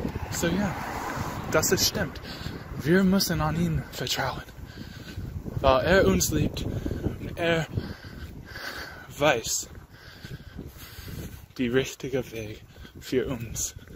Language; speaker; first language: German; non-native, learner; English